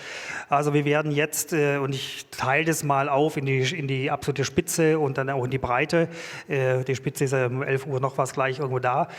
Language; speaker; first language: German; native; German